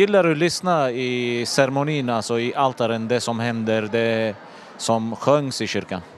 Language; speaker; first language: Swedish; non-native, local second language; Turoyo